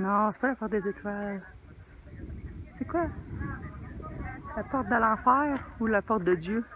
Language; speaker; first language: French; native; French